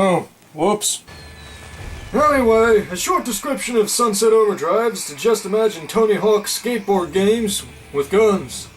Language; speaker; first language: English; native; English